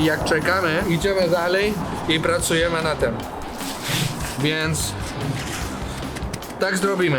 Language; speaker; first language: Polish; non-native, learner; Spanish